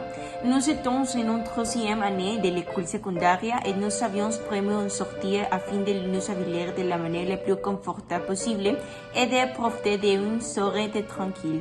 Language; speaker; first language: French; non-native, learner; Spanish